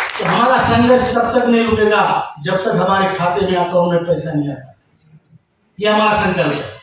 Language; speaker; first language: Hindi; non-native, local second language; Marathi